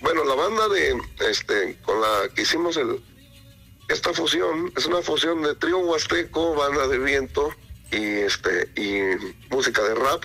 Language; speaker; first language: Spanish; native; Spanish